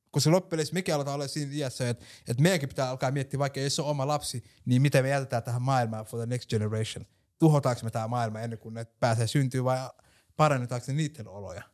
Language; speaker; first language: Finnish; early bilingual, other home language; Somali